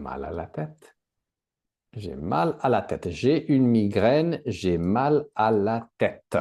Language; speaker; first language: French; native; French